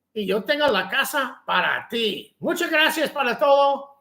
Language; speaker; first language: Spanish; non-native, learner; English